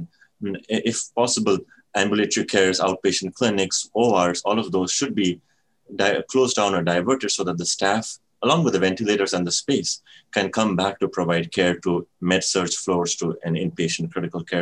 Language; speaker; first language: English; non-native, local second language; Bangla